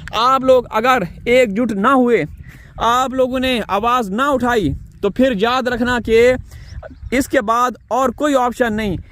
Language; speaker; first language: Urdu; non-native, local second language; Punjabi